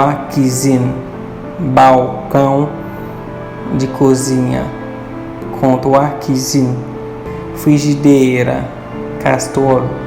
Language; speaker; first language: Portuguese; non-native, fluent; Haitian Creole